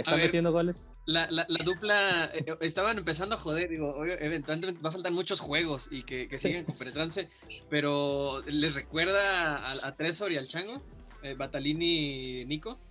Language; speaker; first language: Spanish; native; Spanish